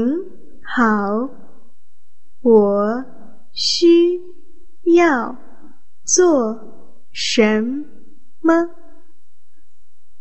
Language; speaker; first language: Chinese; non-native, fluent; Vietnamese